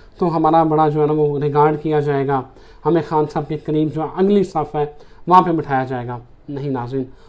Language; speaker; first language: Urdu; native; Urdu